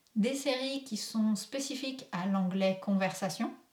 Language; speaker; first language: French; native; French